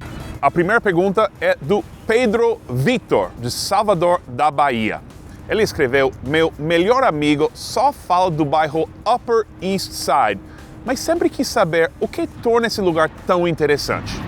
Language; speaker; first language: Portuguese; non-native, fluent; English